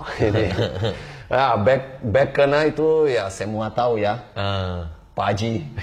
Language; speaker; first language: Indonesian; non-native, fluent; Portuguese